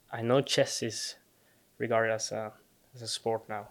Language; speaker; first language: English; non-native, fluent; Norwegian